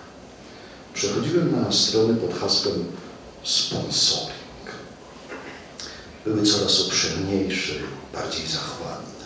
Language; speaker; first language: Polish; native; Polish